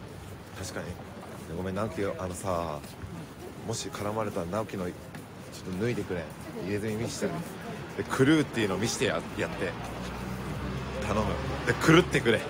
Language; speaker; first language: Japanese; native; Japanese